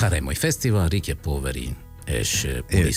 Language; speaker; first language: Hungarian; non-native, fluent; Italian